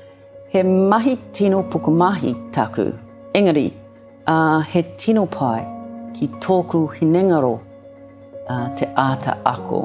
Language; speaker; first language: Māori; non-native, learner; English